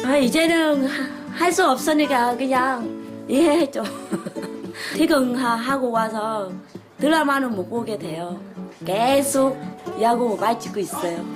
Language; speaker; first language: Korean; non-native, learner; Vietnamese